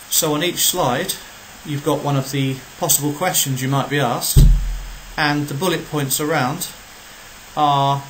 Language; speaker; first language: English; native; English